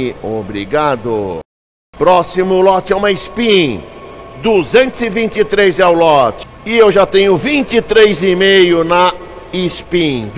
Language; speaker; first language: Portuguese; native; Portuguese